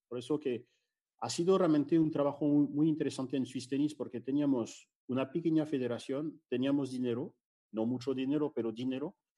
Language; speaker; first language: Spanish; non-native, fluent; French